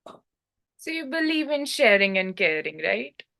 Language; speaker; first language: Hindi; native; Hindi